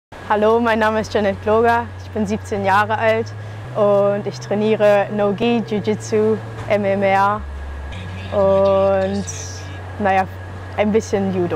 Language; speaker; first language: German; early bilingual, heritage; German